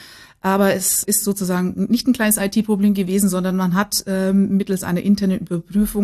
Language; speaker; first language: German; native; German